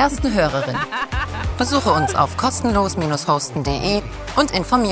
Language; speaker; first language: German; native; German